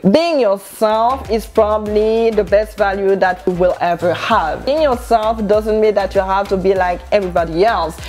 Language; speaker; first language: English; non-native, local second language; French